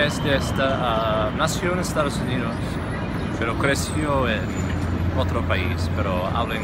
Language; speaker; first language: Spanish; non-native, fluent; English